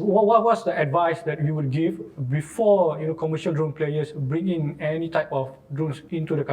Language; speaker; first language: English; non-native, local second language; Malay